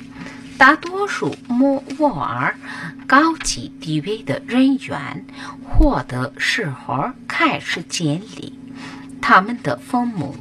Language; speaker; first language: Chinese; non-native, fluent; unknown